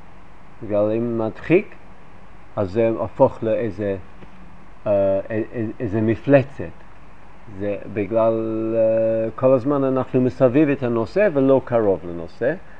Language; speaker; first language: Hebrew; non-native, fluent; English